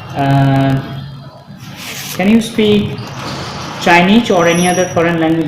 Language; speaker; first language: English; non-native, fluent; Bangla